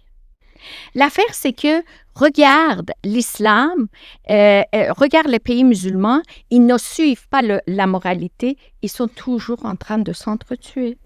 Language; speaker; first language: French; non-native, fluent; Persian